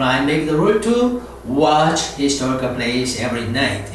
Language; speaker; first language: English; non-native, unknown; Korean